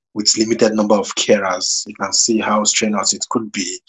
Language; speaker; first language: English; non-native, local second language; Igbo